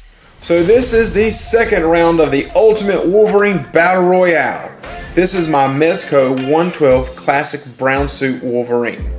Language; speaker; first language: English; native; English